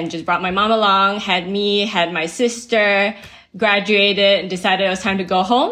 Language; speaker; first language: English; native; English